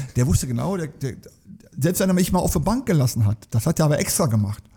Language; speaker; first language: German; native; German